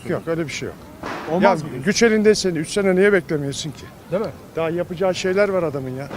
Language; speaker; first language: Turkish; native; Turkish